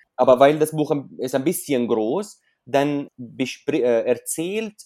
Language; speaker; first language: German; non-native, fluent; Arabic